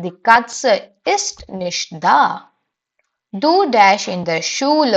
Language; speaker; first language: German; non-native, fluent; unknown